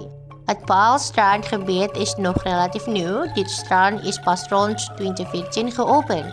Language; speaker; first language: Dutch; non-native, learner; Indonesian